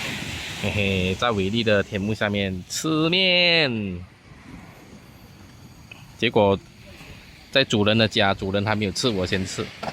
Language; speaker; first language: Chinese; native; Chinese